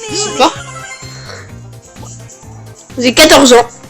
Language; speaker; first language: French; early bilingual, other home language; Romanian